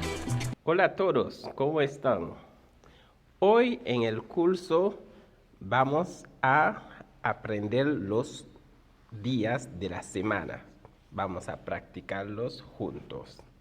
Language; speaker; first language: Spanish; non-native, fluent; Haitian Creole